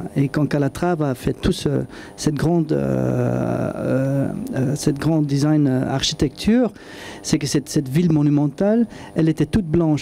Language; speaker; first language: French; non-native, local second language; Dutch